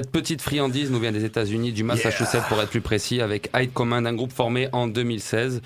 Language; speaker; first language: French; native; French